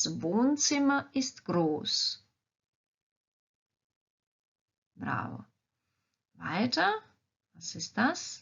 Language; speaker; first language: German; non-native, fluent; Croatian